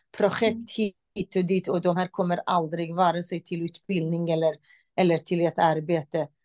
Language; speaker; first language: Swedish; non-native, fluent; Central Kurdish